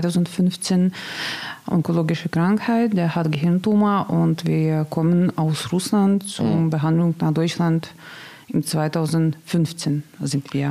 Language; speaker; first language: German; non-native, learner; Russian